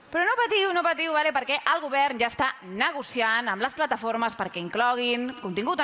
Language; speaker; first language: Catalan; native; Catalan